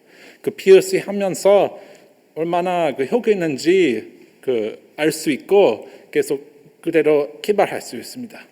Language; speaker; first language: Korean; non-native, learner; English